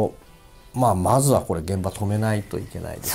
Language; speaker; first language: Japanese; native; Japanese